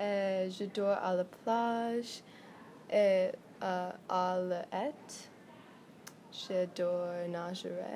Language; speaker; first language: French; non-native, learner; English